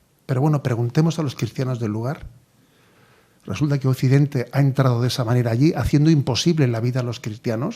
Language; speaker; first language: Spanish; native; Spanish